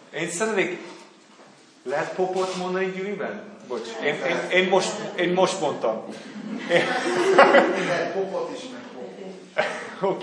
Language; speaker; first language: Hungarian; non-native, learner; English